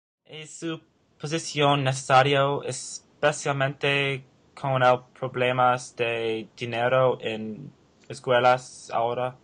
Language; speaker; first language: Spanish; non-native, learner; English